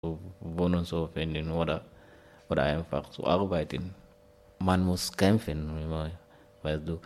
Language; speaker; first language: German; non-native, learner; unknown